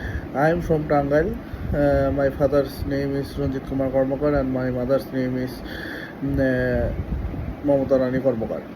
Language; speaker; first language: English; non-native, learner; Bangla